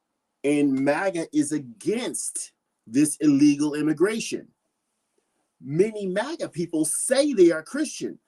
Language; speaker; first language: English; native; English